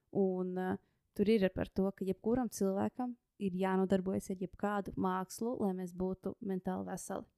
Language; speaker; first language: Latvian; native; Latvian